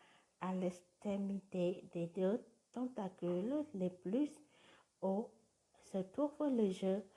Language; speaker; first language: French; non-native, learner; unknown